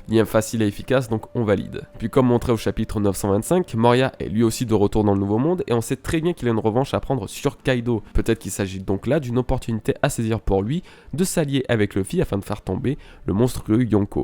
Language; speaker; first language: French; native; French